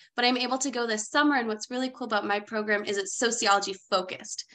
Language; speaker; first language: English; native; English